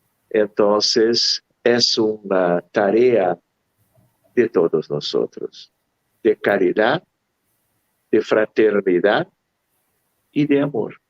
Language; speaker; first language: Spanish; non-native, fluent; Portuguese